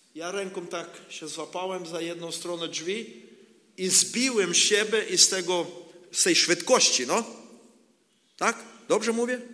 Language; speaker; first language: Polish; non-native, learner; Ukrainian